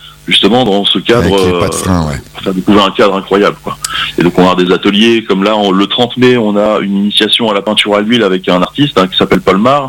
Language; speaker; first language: French; native; French